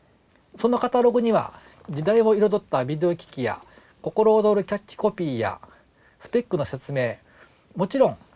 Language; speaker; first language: Japanese; native; Japanese